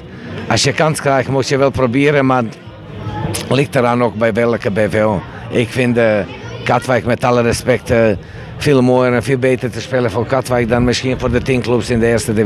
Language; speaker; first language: Dutch; non-native, fluent; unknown